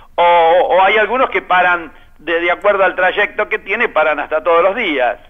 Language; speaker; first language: Spanish; native; Spanish